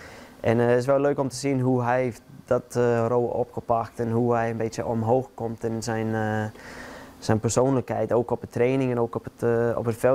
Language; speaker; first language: Dutch; non-native, fluent; English